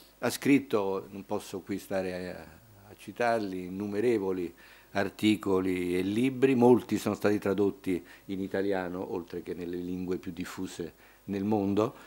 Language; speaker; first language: Italian; native; Italian